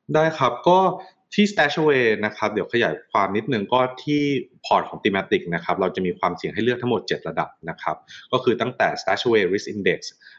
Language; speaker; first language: Thai; native; Thai